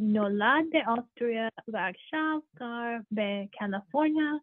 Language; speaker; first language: Hebrew; non-native, learner; English